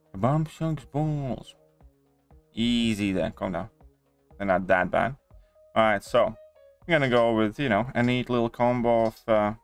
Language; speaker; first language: English; non-native, fluent; Latvian